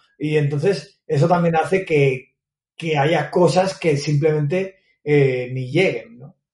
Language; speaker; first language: Spanish; native; Spanish